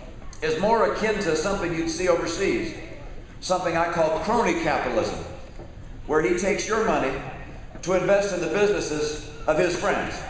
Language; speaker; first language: English; native; English